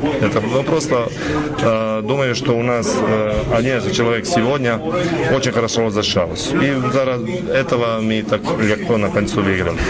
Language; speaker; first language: Russian; non-native, learner; Serbian